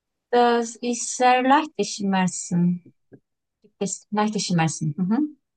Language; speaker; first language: German; non-native, learner; Turkish